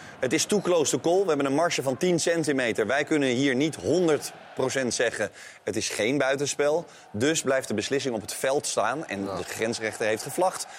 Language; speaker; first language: Dutch; native; Dutch